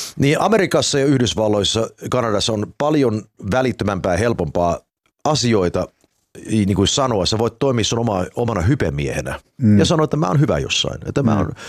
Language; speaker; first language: Finnish; early bilingual, heritage; Finnish